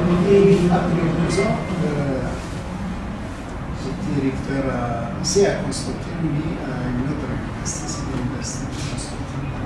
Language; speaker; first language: French; non-native, local second language; Arabic